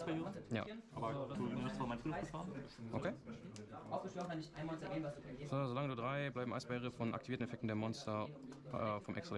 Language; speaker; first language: German; native; German